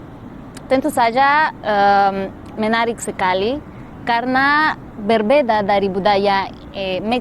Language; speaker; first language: Indonesian; non-native, fluent; Spanish